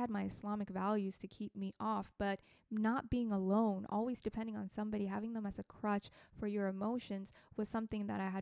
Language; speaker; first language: English; non-native, fluent; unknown